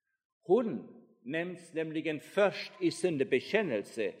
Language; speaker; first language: Swedish; non-native, fluent; German